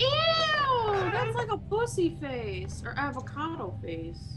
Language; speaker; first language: English; native; English